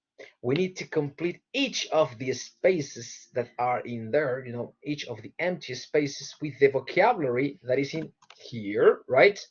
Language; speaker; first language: English; non-native, fluent; Spanish